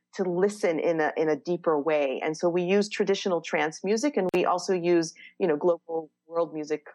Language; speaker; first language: English; non-native, fluent; Hebrew